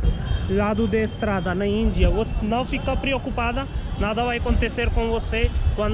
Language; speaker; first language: Portuguese; non-native, learner; Hindi